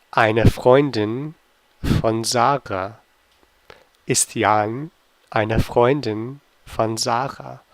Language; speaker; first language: German; non-native, fluent; English